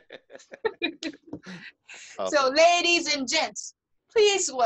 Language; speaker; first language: English; non-native, fluent; Japanese